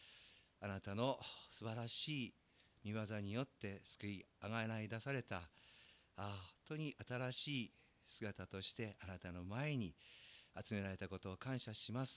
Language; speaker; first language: Japanese; native; Japanese